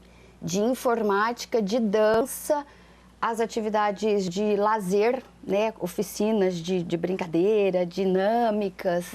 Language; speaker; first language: Portuguese; native; Portuguese